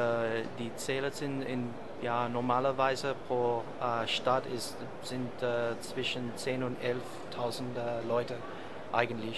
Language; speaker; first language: German; non-native, learner; English